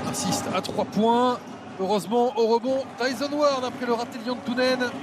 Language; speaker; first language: French; native; French